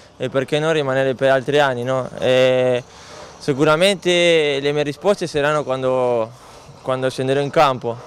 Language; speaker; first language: Italian; non-native, fluent; Spanish